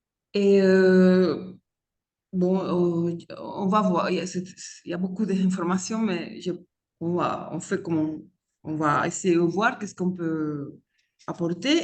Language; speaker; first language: French; non-native, fluent; Spanish